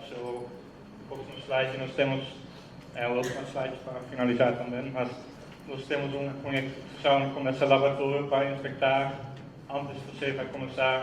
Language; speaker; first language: Portuguese; non-native, fluent; Dutch